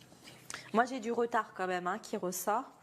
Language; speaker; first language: French; native; French